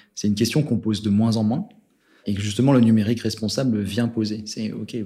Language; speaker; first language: French; native; French